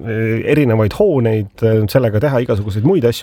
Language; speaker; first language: Estonian; native; Estonian